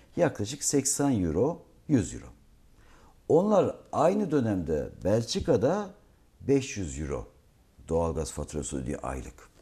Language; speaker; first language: Turkish; native; Turkish